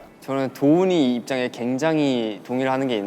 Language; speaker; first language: Korean; native; Korean